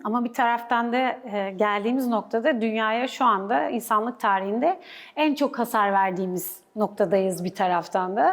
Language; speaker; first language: Turkish; native; Turkish